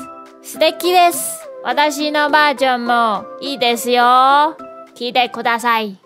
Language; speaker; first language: Japanese; non-native, learner; Chinese